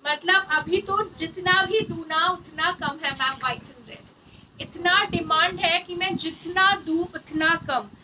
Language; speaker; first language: Hindi; non-native, local second language; Bangla